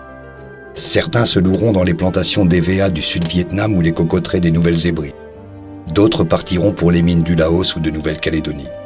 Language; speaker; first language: French; native; French